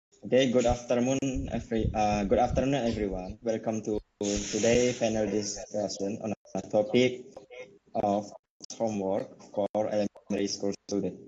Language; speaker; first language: English; non-native, learner; Indonesian